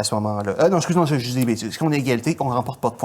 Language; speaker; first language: French; native; French